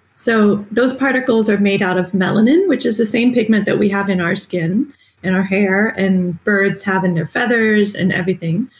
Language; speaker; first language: English; native; English